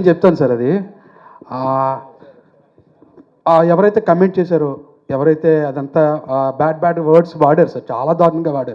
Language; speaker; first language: Telugu; native; Telugu